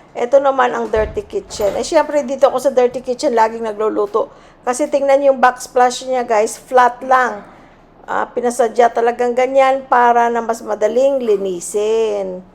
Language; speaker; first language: Filipino; native; Filipino